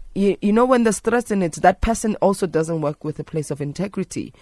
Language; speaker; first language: English; non-native, local second language; Zulu